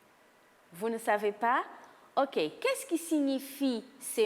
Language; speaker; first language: French; non-native, fluent; Portuguese